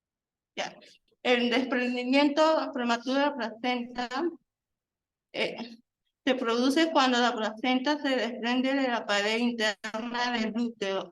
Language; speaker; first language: Spanish; native; Spanish